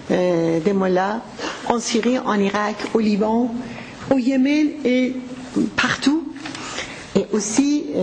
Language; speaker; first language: French; non-native, fluent; Persian